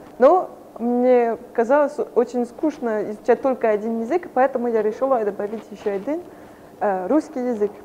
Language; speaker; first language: Russian; non-native, fluent; French